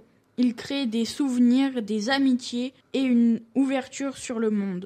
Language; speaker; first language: French; native; French